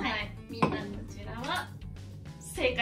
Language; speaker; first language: Japanese; native; Japanese